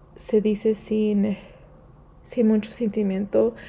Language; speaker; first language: Spanish; early bilingual, heritage; Spanish